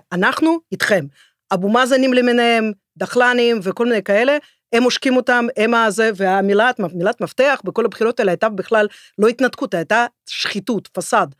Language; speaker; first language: Hebrew; non-native, fluent; Russian